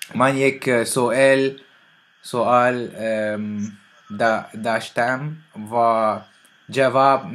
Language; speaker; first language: Persian; non-native, learner; French